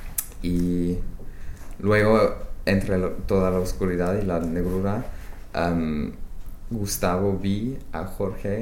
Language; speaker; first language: Spanish; non-native, fluent; English